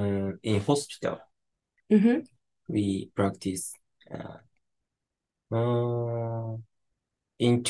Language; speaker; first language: English; non-native, learner; Japanese